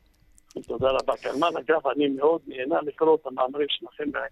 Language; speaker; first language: Hebrew; non-native, fluent; Arabic